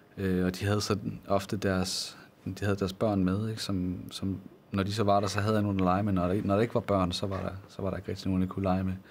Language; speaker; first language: Danish; native; Danish